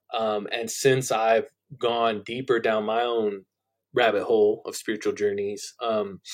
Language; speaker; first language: English; native; English